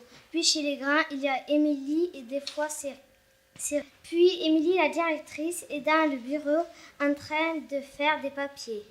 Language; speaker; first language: French; native; French